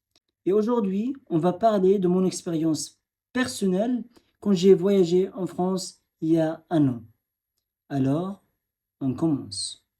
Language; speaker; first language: French; non-native, fluent; Arabic